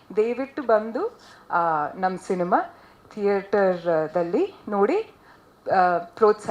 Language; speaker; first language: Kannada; non-native, learner; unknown